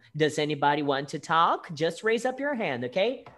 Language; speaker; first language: English; non-native, fluent; Portuguese